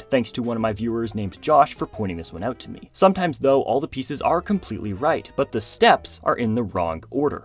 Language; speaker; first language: English; native; English